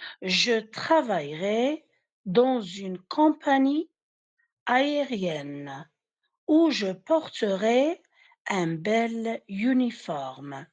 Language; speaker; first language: French; non-native, fluent; Arabic